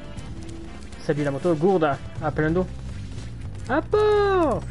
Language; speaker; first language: French; native; French